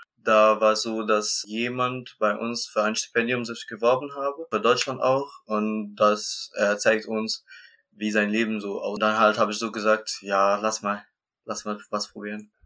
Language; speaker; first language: German; non-native, learner; Arabic